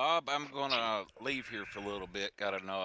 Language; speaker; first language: English; native; English